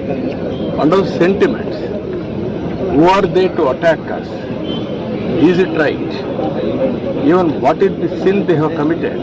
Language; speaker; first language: English; non-native, local second language; Telugu